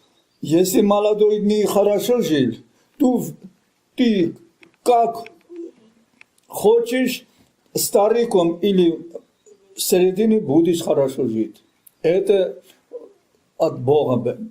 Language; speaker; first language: Russian; non-native, local second language; Armenian